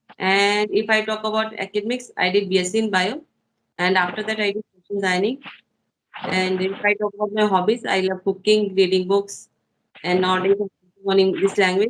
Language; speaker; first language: English; non-native, fluent; Hindi